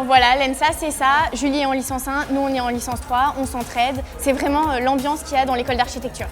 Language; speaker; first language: French; native; French